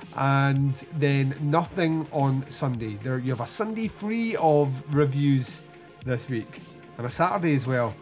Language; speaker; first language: English; native; English